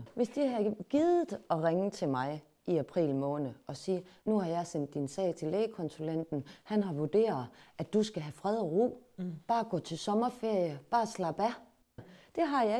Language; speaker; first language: Danish; native; Danish